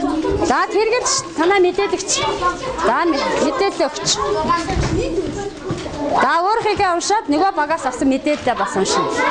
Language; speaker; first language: Mongolian; native; Mongolian